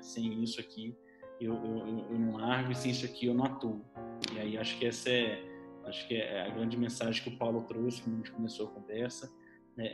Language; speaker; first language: Portuguese; native; Portuguese